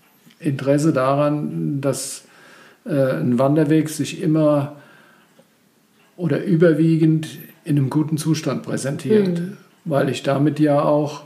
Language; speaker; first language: German; native; German